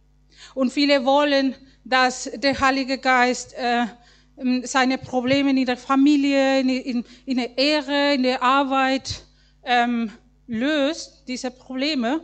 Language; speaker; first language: German; non-native, fluent; Spanish